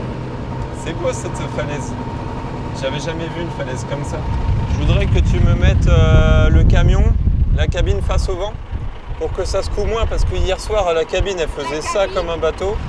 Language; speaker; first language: French; native; French